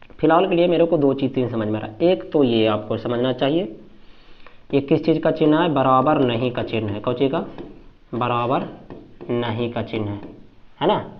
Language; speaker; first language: Hindi; native; Hindi